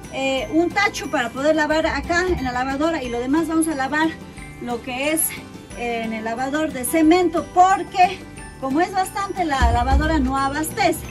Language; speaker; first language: Spanish; native; Spanish